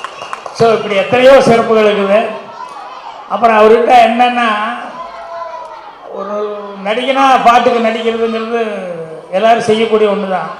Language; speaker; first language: Tamil; native; Tamil